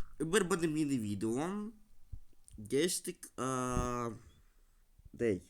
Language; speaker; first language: Turkish; non-native, learner; Russian